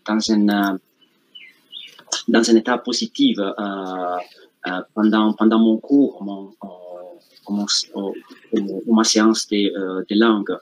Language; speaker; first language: French; non-native, fluent; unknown